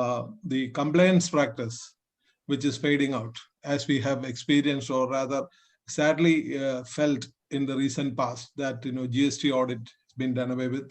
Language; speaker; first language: English; non-native, local second language; Malayalam